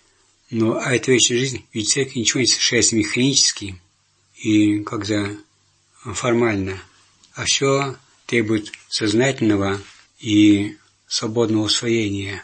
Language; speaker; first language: Russian; native; Russian